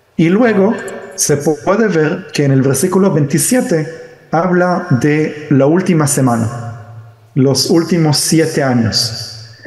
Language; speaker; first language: Spanish; early bilingual, heritage; Spanish